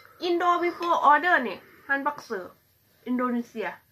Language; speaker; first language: Korean; non-native, learner; Thai